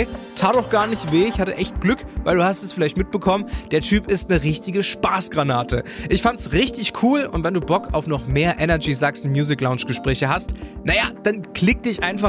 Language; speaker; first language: German; native; German